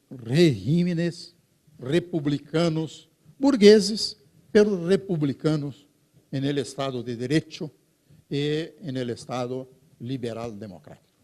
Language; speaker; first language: Spanish; non-native, fluent; Portuguese